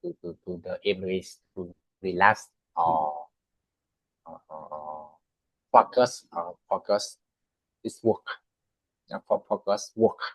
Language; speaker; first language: English; non-native, learner; Vietnamese